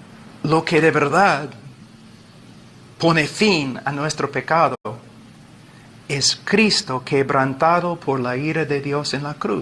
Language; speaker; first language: Spanish; non-native, fluent; English